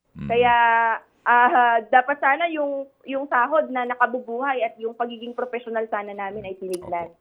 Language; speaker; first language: Filipino; native; Filipino